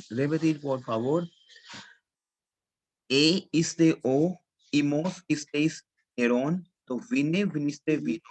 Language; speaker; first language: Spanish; non-native, fluent; Hindi